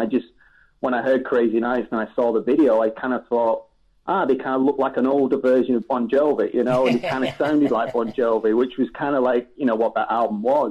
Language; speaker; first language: English; native; English